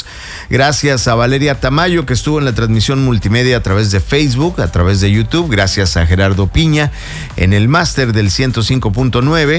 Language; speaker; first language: Spanish; native; Spanish